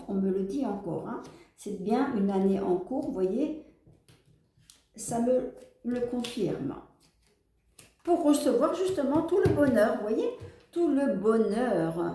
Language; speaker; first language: French; native; French